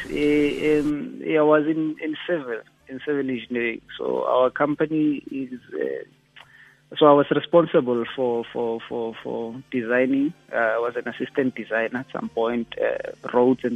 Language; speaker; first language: English; non-native, local second language; Xhosa